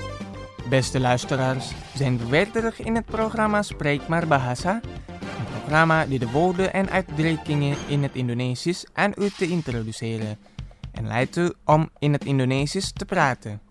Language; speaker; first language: Dutch; non-native, fluent; Indonesian